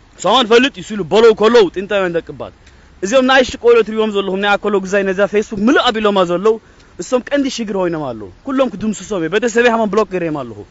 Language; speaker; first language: Tigrinya; early bilingual, heritage; Tigrinya